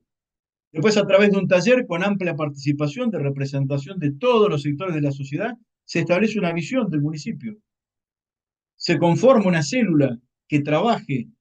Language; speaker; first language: Spanish; native; Spanish